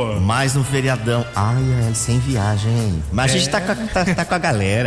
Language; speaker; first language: Portuguese; native; Portuguese